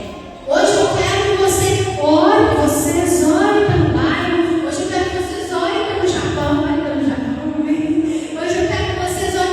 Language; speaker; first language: Portuguese; native; Portuguese